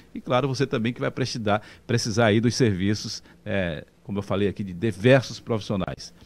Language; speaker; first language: Portuguese; native; Portuguese